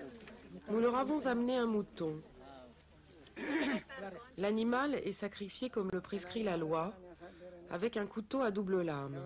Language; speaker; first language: French; native; French